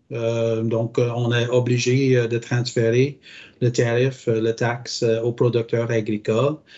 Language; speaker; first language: French; non-native, local second language; English